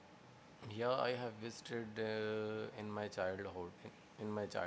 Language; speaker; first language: English; non-native, local second language; Punjabi